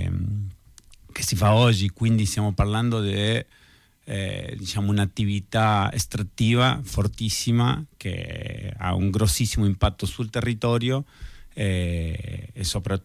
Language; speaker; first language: Italian; non-native, fluent; Spanish